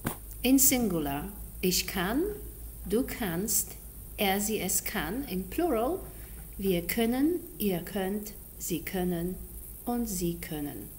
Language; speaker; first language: German; non-native, fluent; English